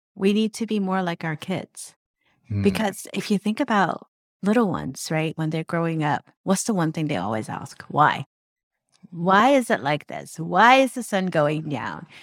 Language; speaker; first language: English; non-native, local second language; Cantonese